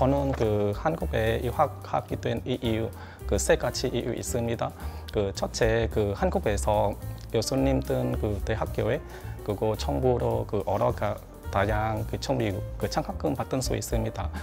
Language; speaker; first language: Korean; non-native, learner; Vietnamese